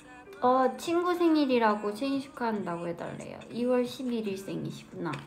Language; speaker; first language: Korean; early bilingual, heritage; English